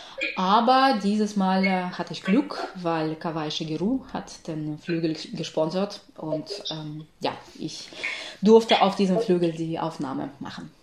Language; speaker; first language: German; non-native, fluent; Ukrainian